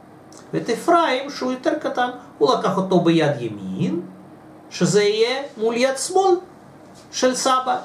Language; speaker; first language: Hebrew; non-native, fluent; Russian